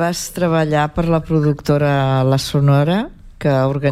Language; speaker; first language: Catalan; native; Catalan